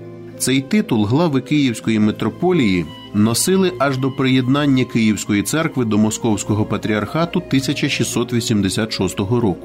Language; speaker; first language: Ukrainian; native; Ukrainian